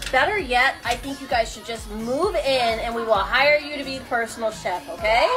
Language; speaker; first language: English; native; English